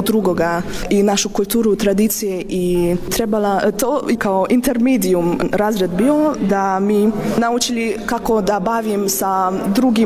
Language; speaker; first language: Serbian; non-native, learner; Hungarian